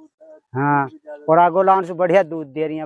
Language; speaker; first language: Hindi; non-native, local second language; Haryanvi